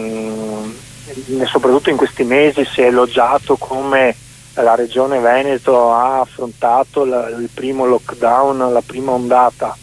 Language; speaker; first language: Italian; native; Italian